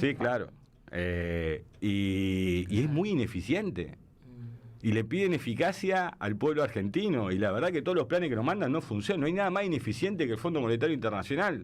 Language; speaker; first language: Spanish; native; Spanish